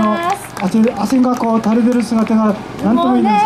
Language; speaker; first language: Japanese; native; Japanese